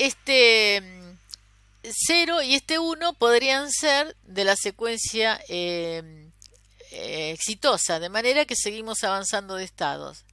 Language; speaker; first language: Spanish; native; Spanish